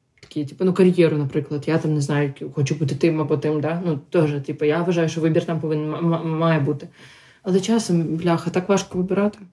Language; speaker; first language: Ukrainian; non-native, local second language; Russian